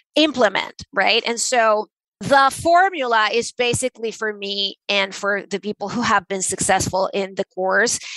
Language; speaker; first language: English; non-native, fluent; Spanish